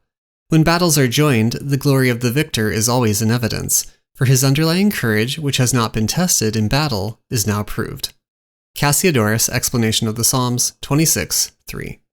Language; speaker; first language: English; native; English